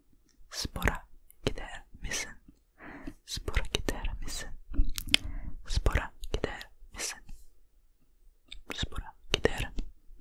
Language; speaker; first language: Turkish; non-native, learner; Finnish